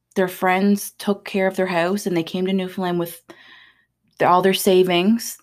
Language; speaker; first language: English; native; English